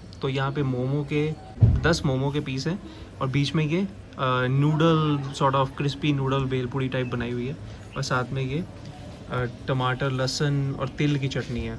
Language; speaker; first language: Hindi; native; Hindi